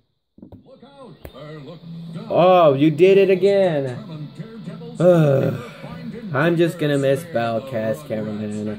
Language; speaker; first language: English; native; English